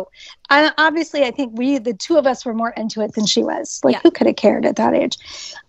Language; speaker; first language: English; native; English